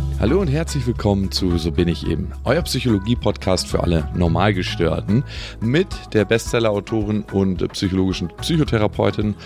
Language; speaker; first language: German; native; German